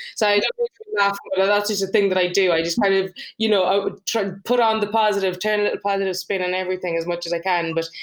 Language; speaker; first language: English; native; English